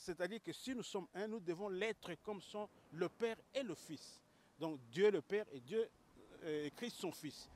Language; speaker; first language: French; non-native, local second language; Lingala